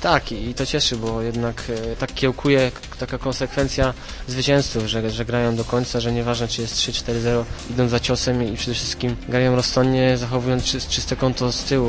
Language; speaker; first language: Polish; native; Polish